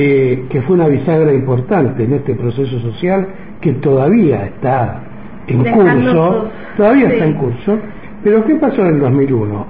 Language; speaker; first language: Spanish; native; Spanish